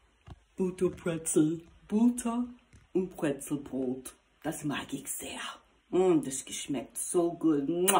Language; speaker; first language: German; non-native, learner; English